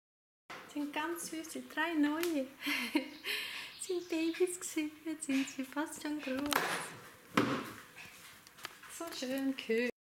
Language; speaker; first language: German; non-native, learner; Swedish